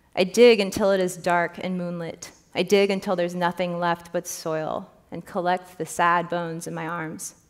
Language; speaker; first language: English; native; English